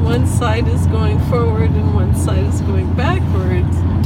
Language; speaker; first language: English; non-native, fluent; French